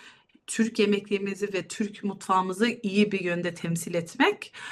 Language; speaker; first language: Turkish; early bilingual, heritage; Turkish